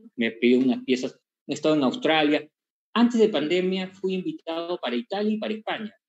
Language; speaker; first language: Spanish; native; Spanish